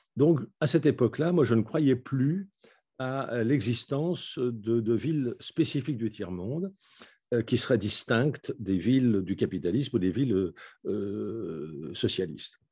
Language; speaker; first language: French; native; French